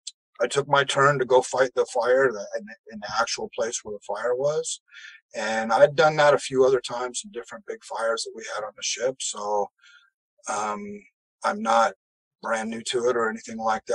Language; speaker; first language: English; native; English